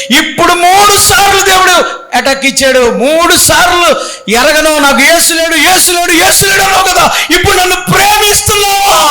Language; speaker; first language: Telugu; native; Telugu